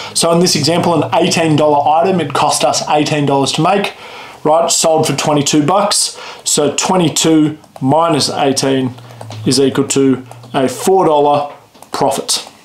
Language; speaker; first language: English; native; English